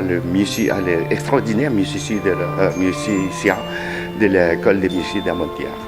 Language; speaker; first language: French; non-native, learner; Spanish